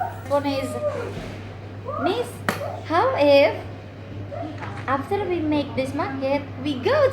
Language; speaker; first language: English; non-native, fluent; Indonesian